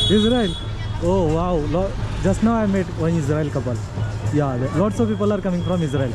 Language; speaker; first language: English; non-native, local second language; Hindi